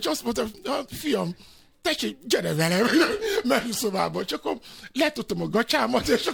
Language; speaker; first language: Hungarian; non-native, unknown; Yoruba